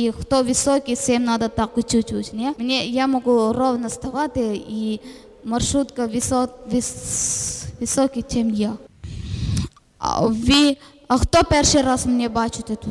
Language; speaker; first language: Ukrainian; non-native, learner; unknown